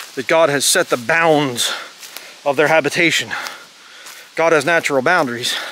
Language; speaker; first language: English; native; English